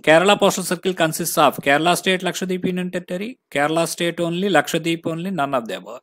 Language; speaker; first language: English; non-native, local second language; Telugu